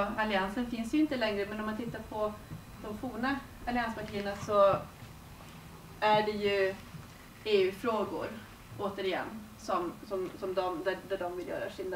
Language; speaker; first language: Swedish; native; Swedish